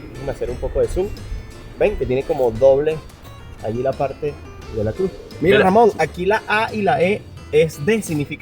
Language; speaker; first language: Spanish; native; Spanish